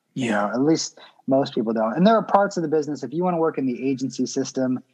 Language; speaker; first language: English; native; English